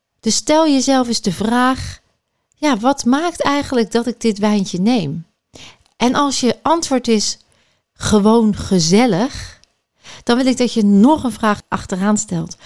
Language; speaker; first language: Dutch; native; Dutch